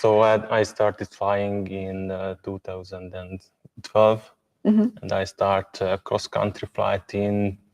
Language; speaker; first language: English; non-native, learner; Hungarian